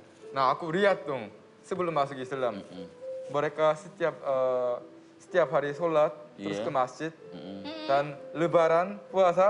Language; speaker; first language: Indonesian; non-native, fluent; Korean